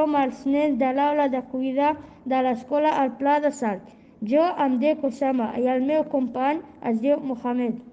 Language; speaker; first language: Catalan; non-native, learner; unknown